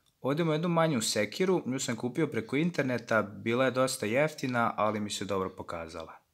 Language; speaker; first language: Serbian; native; Serbian